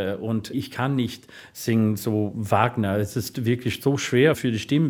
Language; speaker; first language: German; non-native, fluent; English